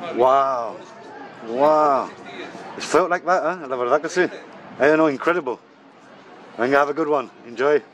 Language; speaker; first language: English; early bilingual, other home language; Spanish